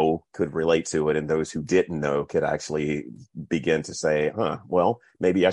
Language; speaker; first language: English; native; English